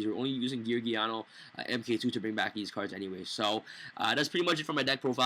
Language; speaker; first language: English; native; English